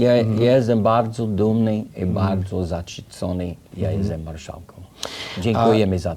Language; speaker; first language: Polish; early bilingual, heritage; English